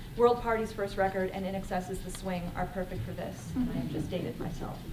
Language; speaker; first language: English; native; English